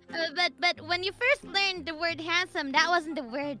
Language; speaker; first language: English; non-native, fluent; Indonesian